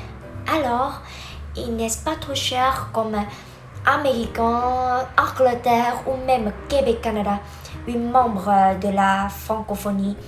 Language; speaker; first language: French; non-native, learner; Vietnamese